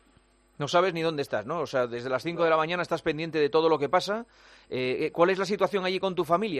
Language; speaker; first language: Spanish; native; Spanish